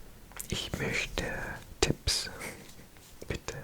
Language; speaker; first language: German; non-native, learner; English